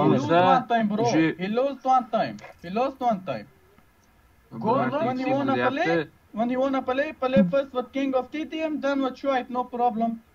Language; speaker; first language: English; non-native, learner; Uzbek